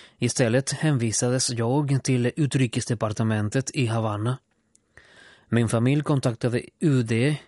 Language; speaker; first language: Swedish; non-native, fluent; Spanish